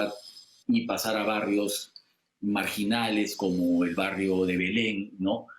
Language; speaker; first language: Spanish; native; Spanish